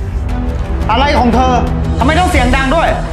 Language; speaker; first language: Thai; native; Thai